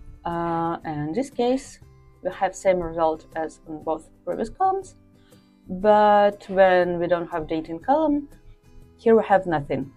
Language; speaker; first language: English; non-native, fluent; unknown